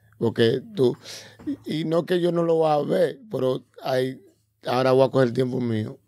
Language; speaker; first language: Spanish; early bilingual, heritage; Spanish